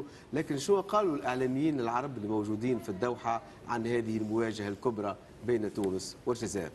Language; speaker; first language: Arabic; native; Arabic